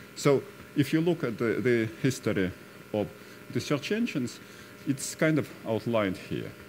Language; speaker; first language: English; non-native, fluent; Russian